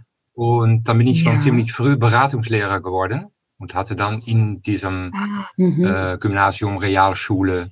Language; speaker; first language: German; non-native, fluent; Dutch